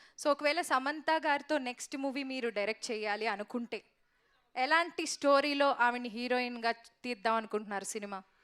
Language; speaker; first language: Telugu; native; Telugu